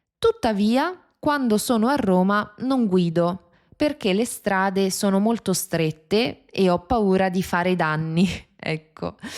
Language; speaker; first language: Italian; native; Italian